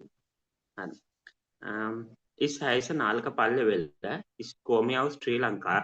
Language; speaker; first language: German; non-native, learner; Sinhala